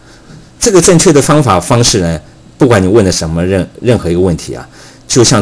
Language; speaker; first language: Chinese; native; Chinese